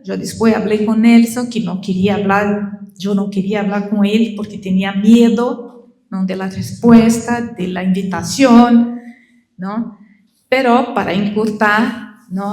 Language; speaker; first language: Spanish; non-native, learner; Portuguese